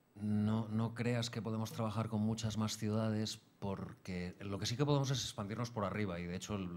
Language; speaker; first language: Spanish; non-native, local second language; Catalan